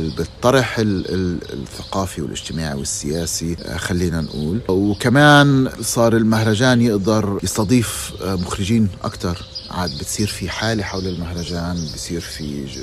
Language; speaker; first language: Arabic; native; Arabic